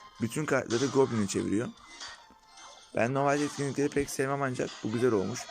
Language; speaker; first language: Turkish; native; Turkish